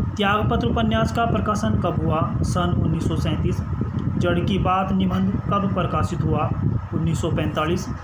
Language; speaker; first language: Hindi; native; Hindi